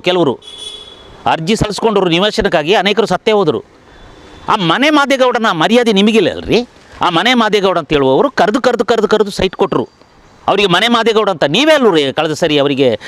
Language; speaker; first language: Kannada; non-native, local second language; Kodava